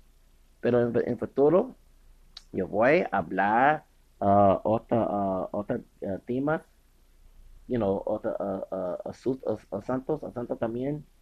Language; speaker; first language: Spanish; non-native, learner; English